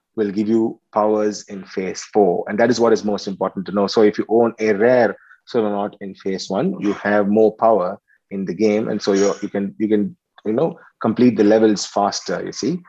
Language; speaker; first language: English; non-native, local second language; Tamil